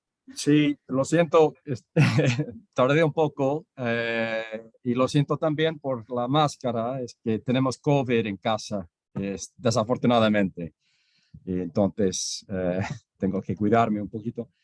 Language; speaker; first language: Spanish; non-native, fluent; English